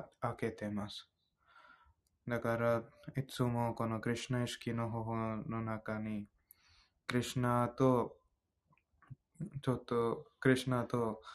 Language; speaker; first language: Japanese; non-native, fluent; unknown